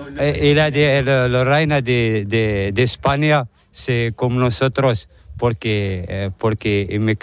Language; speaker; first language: Spanish; non-native, learner; Arabic